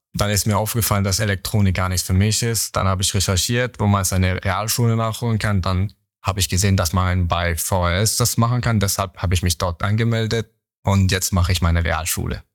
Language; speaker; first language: German; early bilingual, other home language; Persian